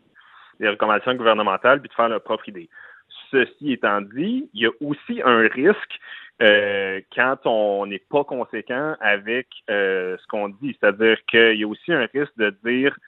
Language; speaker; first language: French; native; French